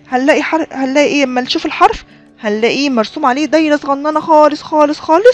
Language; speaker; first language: Arabic; native; Arabic